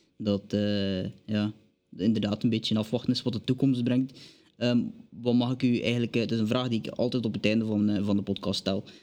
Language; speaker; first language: Dutch; native; Dutch